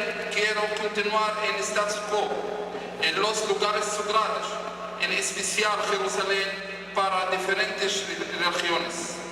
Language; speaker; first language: Spanish; non-native, fluent; Hebrew